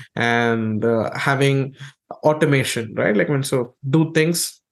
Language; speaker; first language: English; non-native, local second language; Malayalam